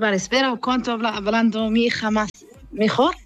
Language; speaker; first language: Spanish; non-native, learner; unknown